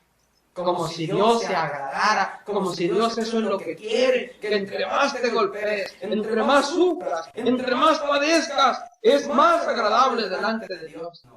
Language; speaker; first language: Spanish; native; Spanish